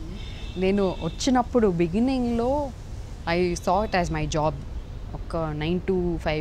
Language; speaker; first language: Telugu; non-native, learner; Tamil